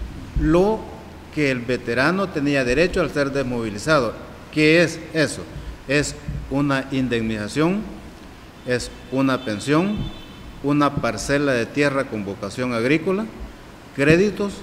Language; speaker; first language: Spanish; native; Spanish